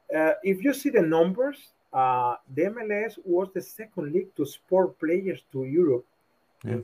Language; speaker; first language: English; non-native, learner; Spanish